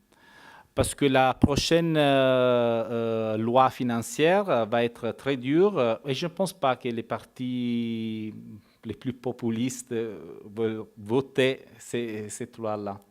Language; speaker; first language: French; non-native, fluent; Italian